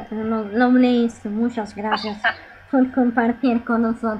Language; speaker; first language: Spanish; non-native, fluent; Italian